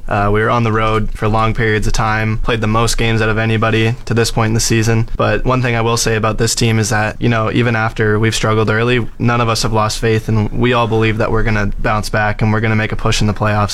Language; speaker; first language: English; native; English